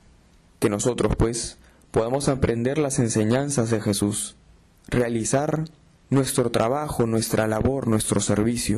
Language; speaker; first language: Spanish; native; Spanish